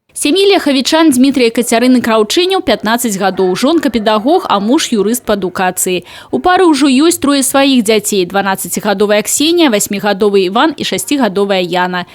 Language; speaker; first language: Belarusian; native; Belarusian